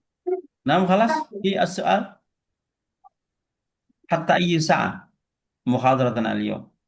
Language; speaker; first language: Arabic; non-native, fluent; Indonesian